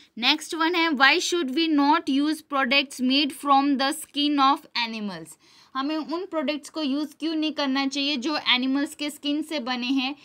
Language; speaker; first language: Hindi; non-native, local second language; Gujarati